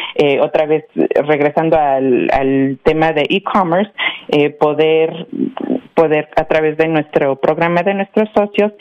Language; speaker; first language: Spanish; early bilingual, heritage; Spanish